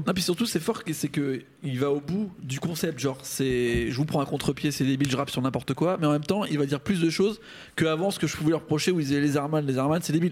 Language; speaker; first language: French; native; French